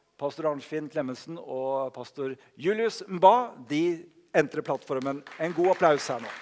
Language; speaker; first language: Norwegian; native; Norwegian